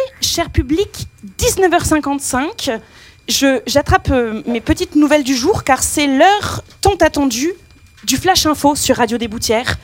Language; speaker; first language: French; native; French